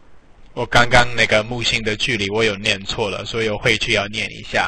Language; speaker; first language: Chinese; non-native, fluent; English